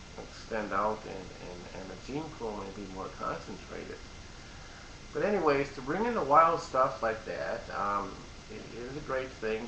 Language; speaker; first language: English; native; English